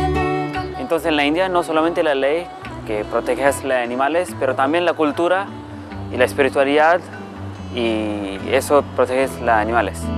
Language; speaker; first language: Spanish; non-native, learner; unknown